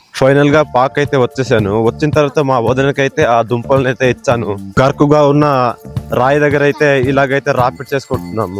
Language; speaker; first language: Telugu; non-native, local second language; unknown